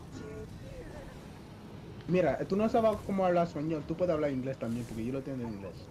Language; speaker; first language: Spanish; early bilingual, heritage; Spanish